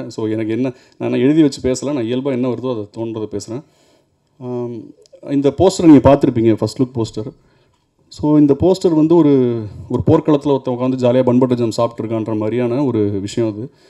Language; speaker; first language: Tamil; native; Tamil